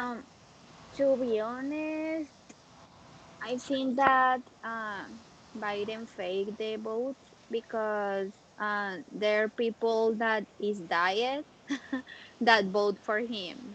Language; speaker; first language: English; non-native, learner; Spanish